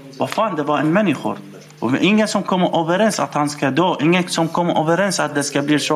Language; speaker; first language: Swedish; non-native, learner; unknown